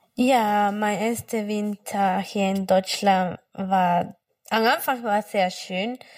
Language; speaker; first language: German; non-native, fluent; Spanish